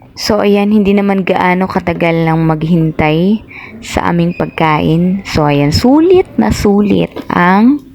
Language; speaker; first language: Filipino; native; Filipino